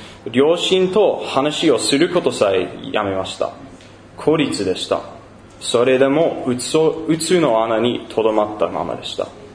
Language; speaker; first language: Japanese; non-native, learner; English